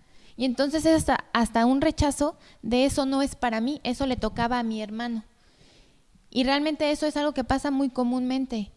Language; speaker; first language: Spanish; native; Spanish